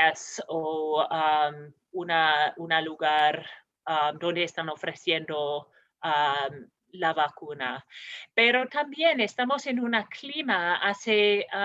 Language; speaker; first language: Spanish; non-native, fluent; English